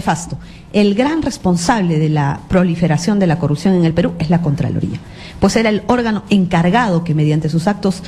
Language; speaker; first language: Spanish; native; Spanish